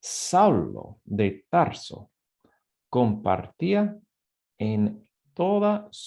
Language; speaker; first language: Spanish; non-native, fluent; English